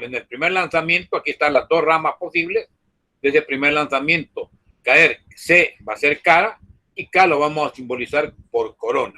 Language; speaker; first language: Spanish; native; Spanish